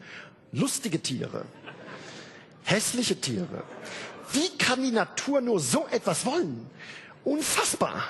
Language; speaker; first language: German; native; German